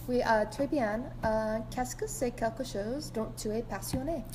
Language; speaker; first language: French; non-native, learner; English